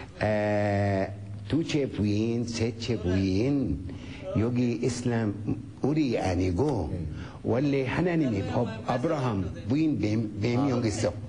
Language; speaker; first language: Korean; non-native, learner; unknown